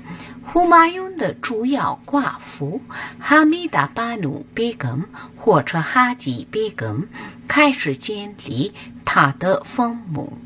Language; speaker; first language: Chinese; non-native, learner; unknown